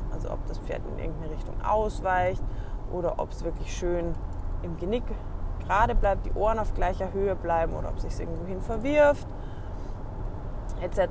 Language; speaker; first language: German; native; German